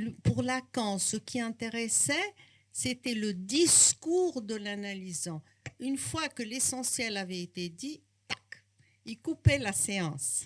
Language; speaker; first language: French; non-native, fluent; Portuguese